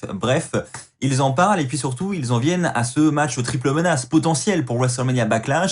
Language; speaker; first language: French; native; French